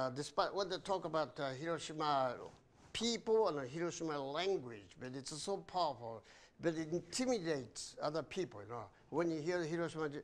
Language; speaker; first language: English; non-native, fluent; Japanese